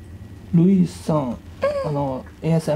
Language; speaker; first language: Japanese; non-native, fluent; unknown